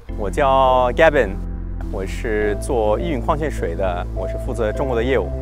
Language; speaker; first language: Chinese; non-native, fluent; French